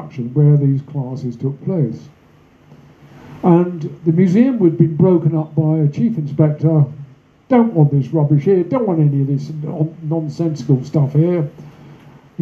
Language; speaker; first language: English; native; English